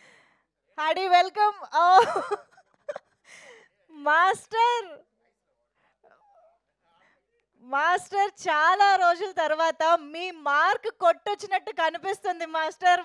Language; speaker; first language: Telugu; native; Telugu